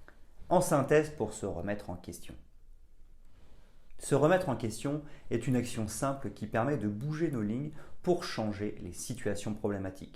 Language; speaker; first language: French; native; French